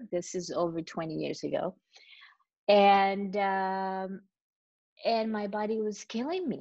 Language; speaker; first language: English; non-native, fluent; Spanish